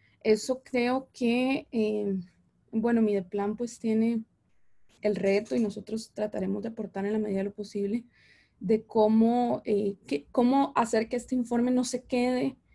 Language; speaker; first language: Spanish; native; Spanish